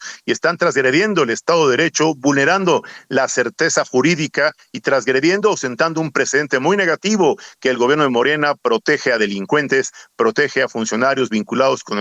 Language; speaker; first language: Spanish; native; Spanish